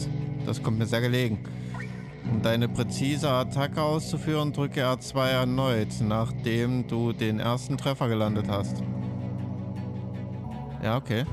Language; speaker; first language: German; native; German